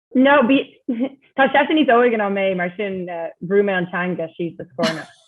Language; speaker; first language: Irish; non-native, local second language; English